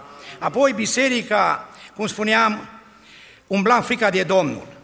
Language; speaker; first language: Romanian; native; Romanian